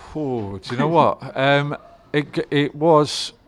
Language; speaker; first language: English; native; English